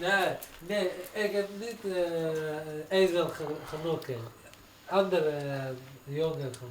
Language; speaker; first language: Dutch; non-native, learner; Persian